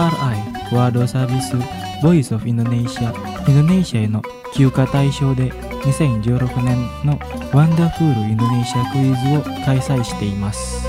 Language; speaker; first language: Japanese; non-native, fluent; Indonesian